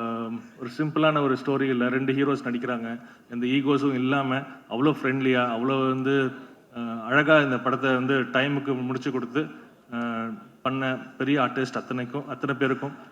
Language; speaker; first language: Tamil; native; Tamil